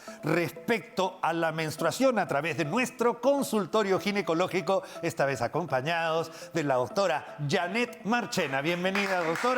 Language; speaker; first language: Spanish; native; Spanish